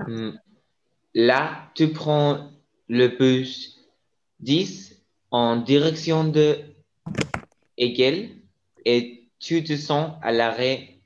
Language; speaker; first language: French; non-native, learner; English